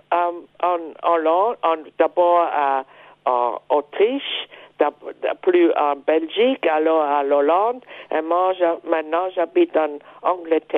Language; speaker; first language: French; non-native, fluent; German